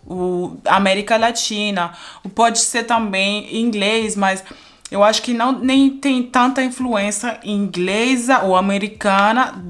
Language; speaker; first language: Portuguese; non-native, fluent; German